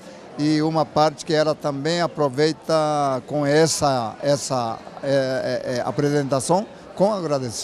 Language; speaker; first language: Portuguese; non-native, learner; Japanese